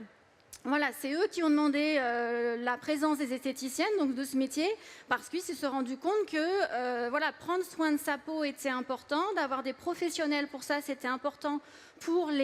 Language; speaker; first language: French; native; French